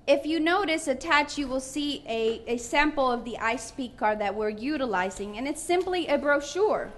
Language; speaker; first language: English; non-native, fluent; Spanish